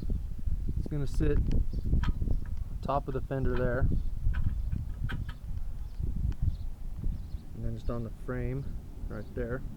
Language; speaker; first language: English; native; English